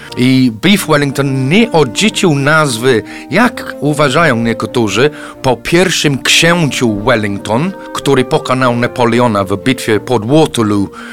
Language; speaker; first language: Polish; non-native, fluent; English